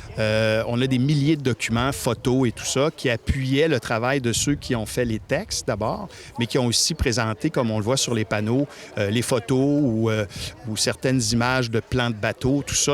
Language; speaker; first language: French; native; French